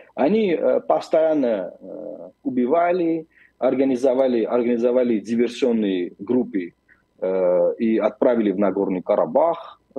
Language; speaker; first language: Russian; non-native, local second language; Armenian